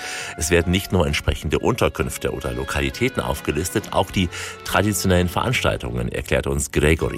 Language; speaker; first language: German; native; German